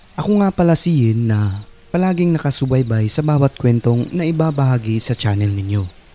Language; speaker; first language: Filipino; non-native, local second language; Cebuano